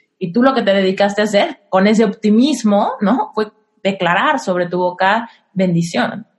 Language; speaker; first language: Spanish; native; Spanish